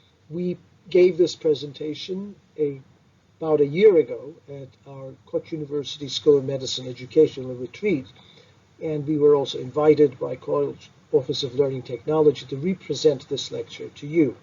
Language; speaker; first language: English; non-native, fluent; Turkish